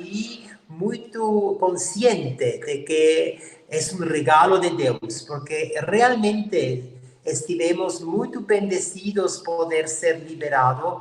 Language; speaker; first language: Portuguese; non-native, learner; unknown